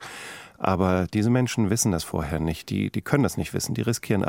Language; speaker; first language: German; native; German